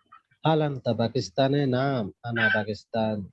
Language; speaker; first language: Arabic; non-native, learner; Bangla